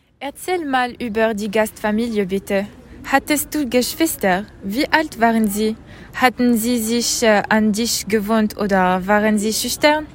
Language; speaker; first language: German; non-native, learner; French